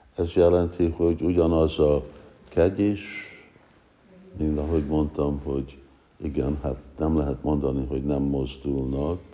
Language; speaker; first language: Hungarian; early bilingual, heritage; Hungarian